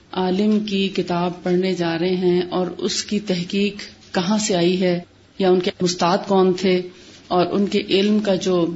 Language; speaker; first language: Urdu; native; Urdu